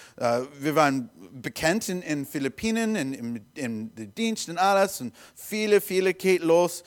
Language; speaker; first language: German; non-native, learner; English